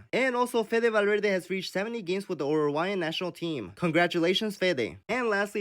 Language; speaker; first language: English; native; English